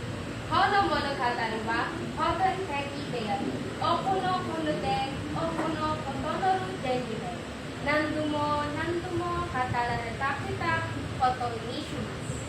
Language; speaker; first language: Japanese; non-native, learner; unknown